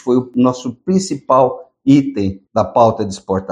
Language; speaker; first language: Portuguese; native; Portuguese